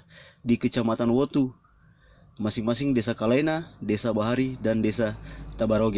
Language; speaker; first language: Indonesian; native; Indonesian